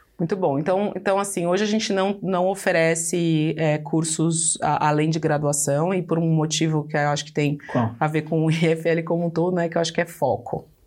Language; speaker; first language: Portuguese; native; Portuguese